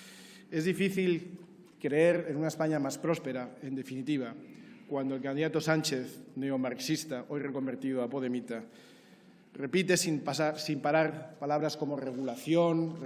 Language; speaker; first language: Spanish; native; Spanish